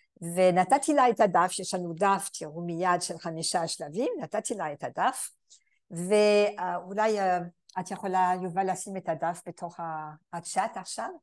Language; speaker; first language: Hebrew; non-native, fluent; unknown